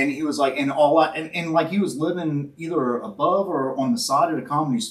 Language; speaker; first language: English; native; English